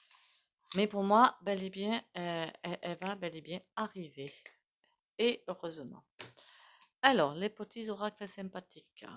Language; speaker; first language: French; native; French